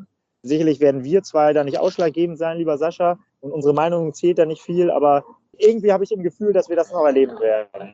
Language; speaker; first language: German; native; German